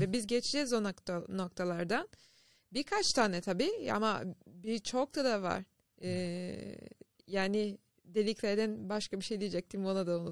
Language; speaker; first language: Turkish; non-native, learner; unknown